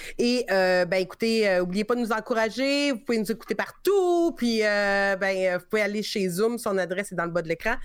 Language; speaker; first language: French; native; French